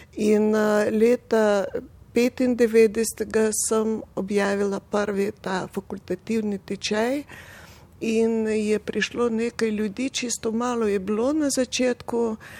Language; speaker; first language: Slovenian; non-native, fluent; Russian